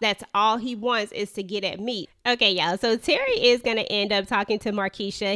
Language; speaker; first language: English; native; English